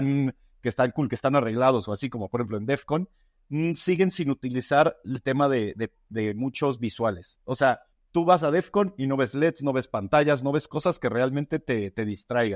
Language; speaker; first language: Spanish; native; Spanish